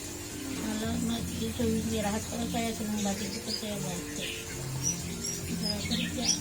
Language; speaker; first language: Indonesian; non-native, local second language; Madurese